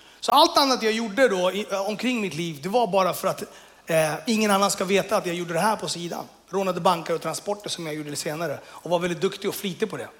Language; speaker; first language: Swedish; early bilingual, other home language; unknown